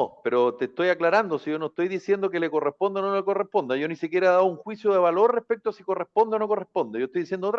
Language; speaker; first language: Spanish; native; Spanish